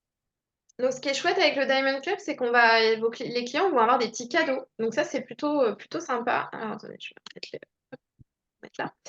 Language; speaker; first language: French; native; French